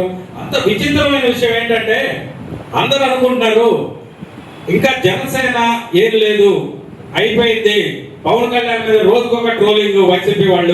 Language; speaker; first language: Telugu; native; Telugu